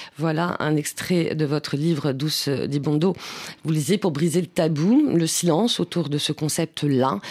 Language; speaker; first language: French; native; French